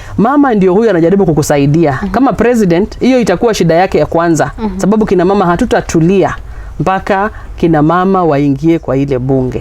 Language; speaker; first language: Swahili; non-native, local second language; Luyia